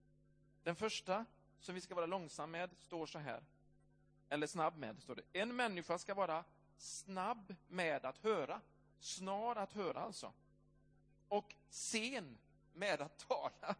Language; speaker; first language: Swedish; native; Swedish